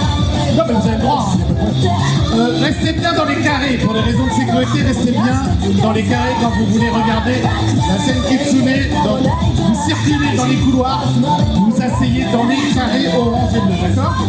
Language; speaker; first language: French; native; French